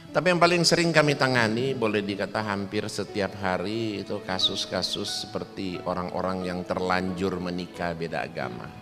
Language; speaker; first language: Indonesian; native; Indonesian